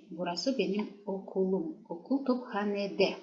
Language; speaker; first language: Turkish; non-native, fluent; Kazakh